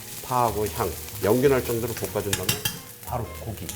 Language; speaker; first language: Korean; native; Korean